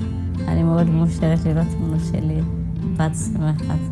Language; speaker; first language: Hebrew; non-native, fluent; Amharic